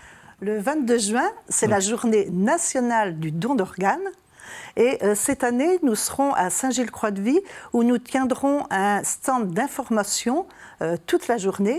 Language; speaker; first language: French; native; French